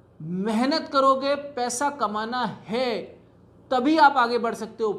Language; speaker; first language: Urdu; native; Urdu